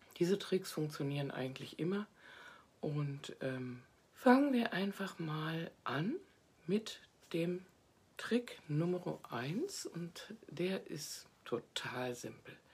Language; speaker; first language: German; native; German